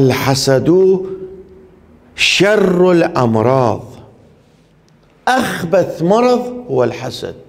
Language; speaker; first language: Arabic; non-native, fluent; Persian